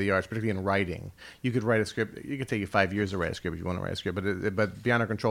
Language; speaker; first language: English; native; English